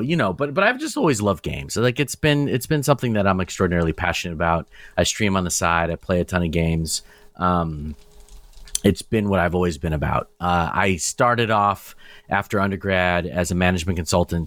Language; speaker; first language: English; native; English